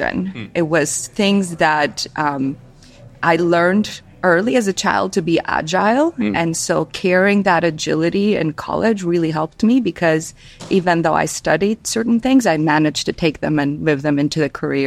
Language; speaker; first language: English; non-native, fluent; Albanian